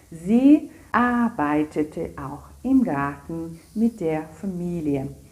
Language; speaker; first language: German; non-native, fluent; Portuguese